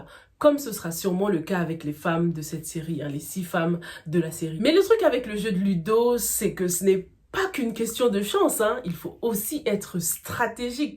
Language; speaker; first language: French; native; French